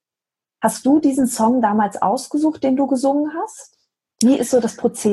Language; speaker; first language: German; native; German